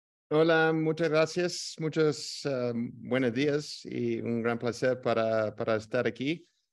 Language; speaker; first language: Spanish; non-native, learner; English